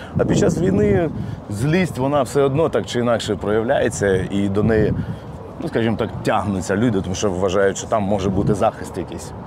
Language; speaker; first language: Ukrainian; non-native, local second language; Russian